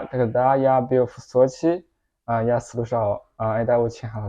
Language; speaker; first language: Russian; non-native, learner; Chinese